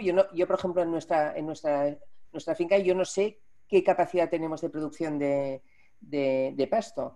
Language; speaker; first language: Spanish; native; Spanish